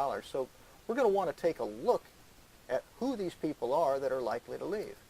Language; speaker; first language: English; native; English